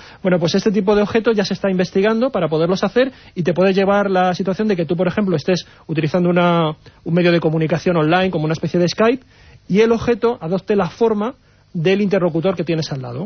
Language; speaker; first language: Spanish; native; Spanish